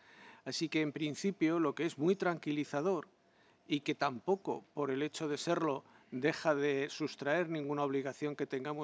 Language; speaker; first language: Spanish; native; Spanish